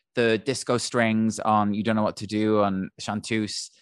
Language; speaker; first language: English; native; English